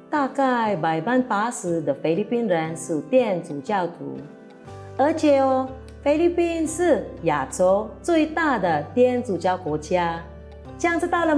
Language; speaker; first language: Chinese; non-native, fluent; Filipino